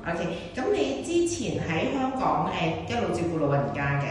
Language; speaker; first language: Cantonese; native; Cantonese